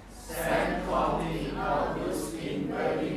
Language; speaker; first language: German; non-native, learner; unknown